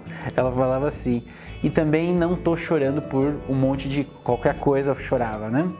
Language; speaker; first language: Portuguese; native; Portuguese